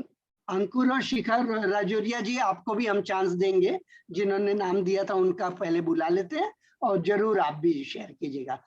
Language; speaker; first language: Hindi; native; Hindi